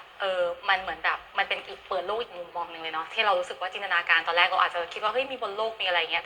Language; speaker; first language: Thai; native; Thai